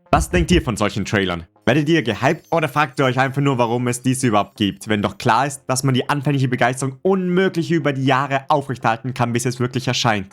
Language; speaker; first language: German; native; German